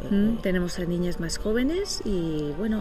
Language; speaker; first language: Spanish; native; Spanish